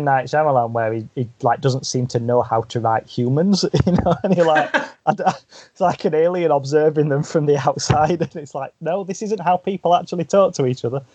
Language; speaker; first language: English; native; English